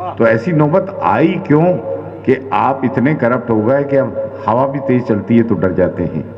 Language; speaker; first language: Urdu; native; Urdu